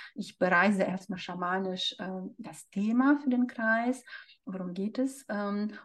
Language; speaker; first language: German; non-native, fluent; Russian